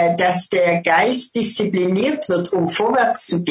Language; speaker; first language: German; non-native, fluent; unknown